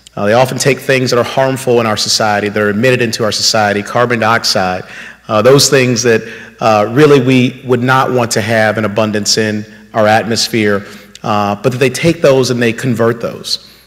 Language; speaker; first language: English; native; English